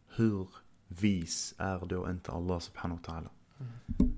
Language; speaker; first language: Swedish; native; Swedish